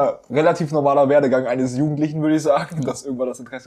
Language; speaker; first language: German; native; German